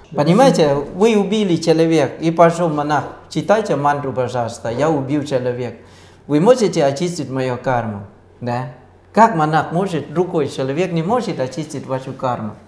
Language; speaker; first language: Russian; non-native, fluent; Thai